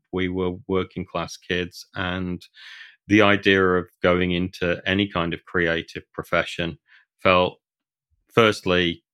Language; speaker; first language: English; native; English